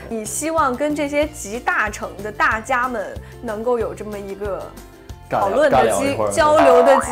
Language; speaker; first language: Chinese; native; Chinese